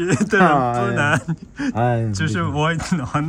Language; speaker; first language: Chinese; non-native, learner; Korean